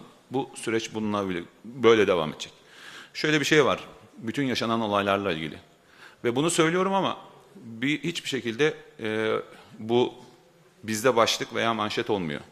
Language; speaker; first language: Turkish; native; Turkish